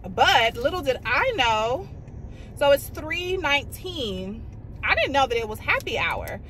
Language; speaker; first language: English; native; English